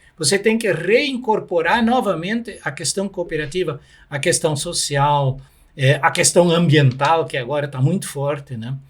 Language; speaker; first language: Portuguese; non-native, local second language; German